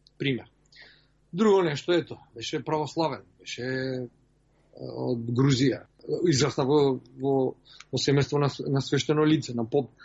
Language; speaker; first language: Macedonian; early bilingual, heritage; Macedonian